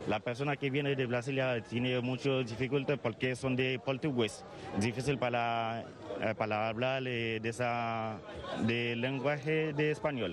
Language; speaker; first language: Spanish; non-native, learner; Haitian Creole